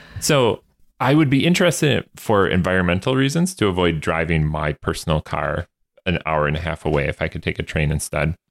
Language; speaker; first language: English; native; English